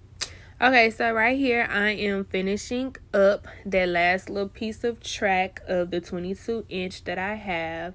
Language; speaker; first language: English; native; English